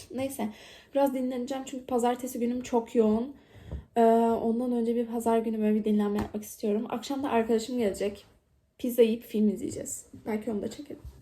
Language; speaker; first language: Turkish; native; Turkish